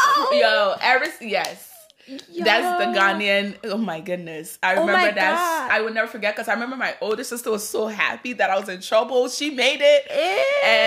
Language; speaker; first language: English; early bilingual, other home language; Akan